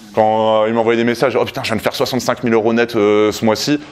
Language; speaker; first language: French; native; French